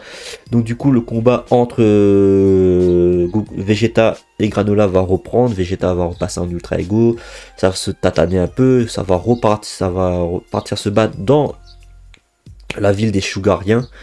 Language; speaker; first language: French; native; French